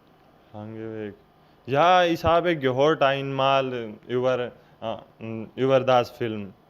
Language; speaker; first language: German; non-native, learner; Hindi